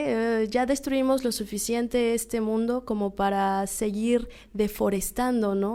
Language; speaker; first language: Spanish; native; Spanish